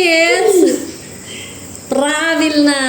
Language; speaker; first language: Russian; non-native, learner; Filipino